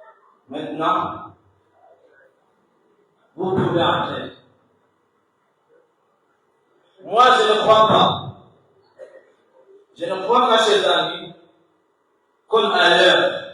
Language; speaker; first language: French; non-native, local second language; Comorian